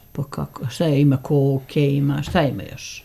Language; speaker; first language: Croatian; native; Croatian